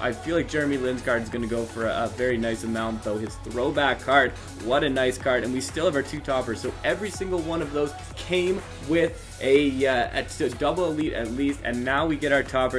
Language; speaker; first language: English; native; English